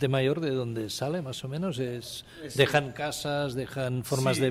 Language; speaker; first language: Spanish; native; Spanish